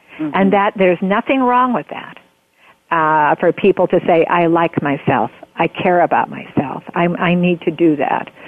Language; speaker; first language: English; native; English